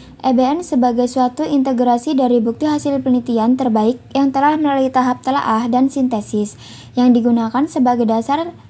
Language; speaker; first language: Indonesian; native; Indonesian